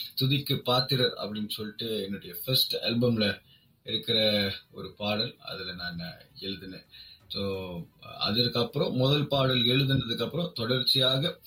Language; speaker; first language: Tamil; non-native, local second language; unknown